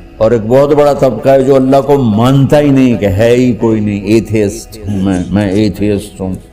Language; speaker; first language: Urdu; non-native, local second language; Punjabi